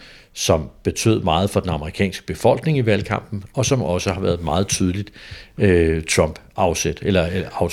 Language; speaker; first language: Danish; native; Danish